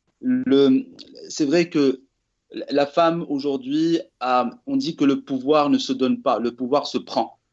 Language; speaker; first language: French; non-native, local second language; Arabic